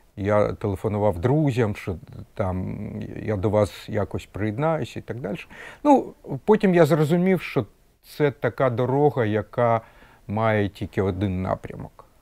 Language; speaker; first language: Ukrainian; non-native, local second language; Russian